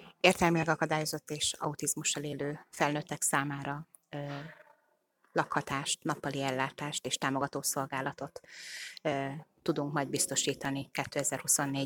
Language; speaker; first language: Hungarian; native; Hungarian